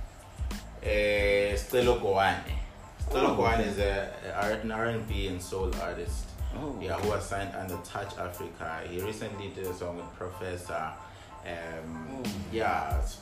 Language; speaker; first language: English; non-native, local second language; Zulu